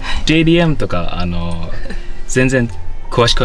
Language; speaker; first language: Japanese; non-native, fluent; English